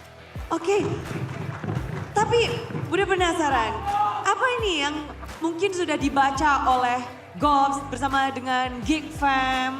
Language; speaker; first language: Indonesian; native; Indonesian